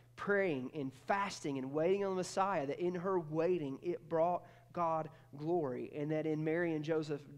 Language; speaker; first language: English; native; English